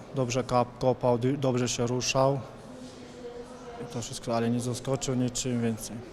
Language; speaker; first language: Polish; non-native, fluent; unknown